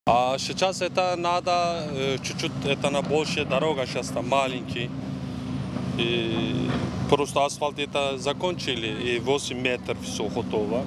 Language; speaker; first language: Russian; non-native, learner; Turkish